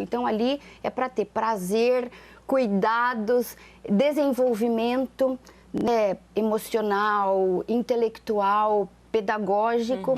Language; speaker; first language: Portuguese; native; Portuguese